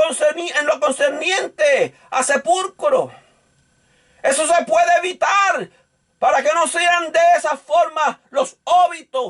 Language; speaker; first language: Spanish; native; Spanish